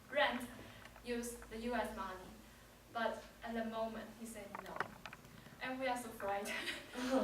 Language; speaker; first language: English; non-native, fluent; Chinese